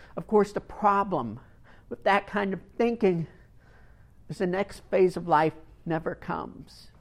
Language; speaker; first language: English; native; English